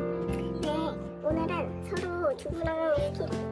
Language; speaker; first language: Korean; native; Korean